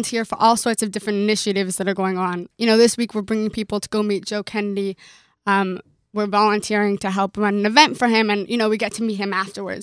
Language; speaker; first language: English; native; English